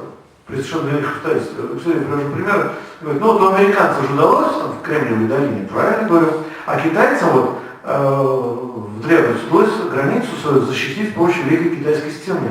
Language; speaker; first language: Russian; native; Russian